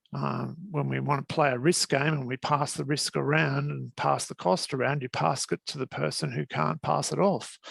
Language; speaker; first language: English; native; English